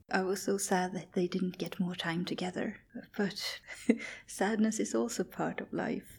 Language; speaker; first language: English; non-native, fluent; Swedish